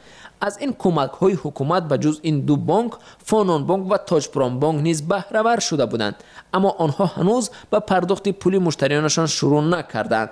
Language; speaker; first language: Persian; native; Persian